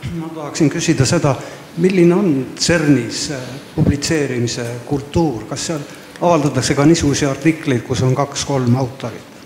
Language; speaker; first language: Estonian; native; Estonian